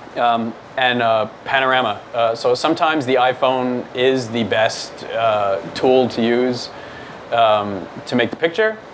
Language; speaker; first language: English; native; English